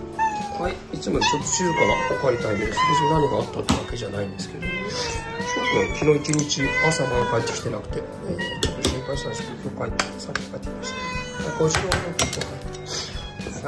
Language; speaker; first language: Japanese; native; Japanese